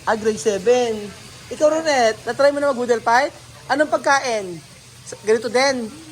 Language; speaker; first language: Filipino; native; Filipino